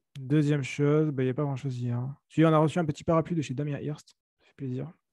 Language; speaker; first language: French; native; French